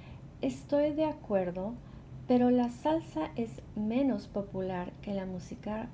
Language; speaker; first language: Spanish; non-native, fluent; English